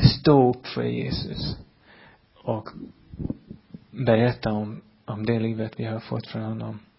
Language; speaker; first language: Swedish; non-native, fluent; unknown